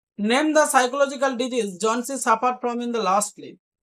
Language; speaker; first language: English; non-native, local second language; Bangla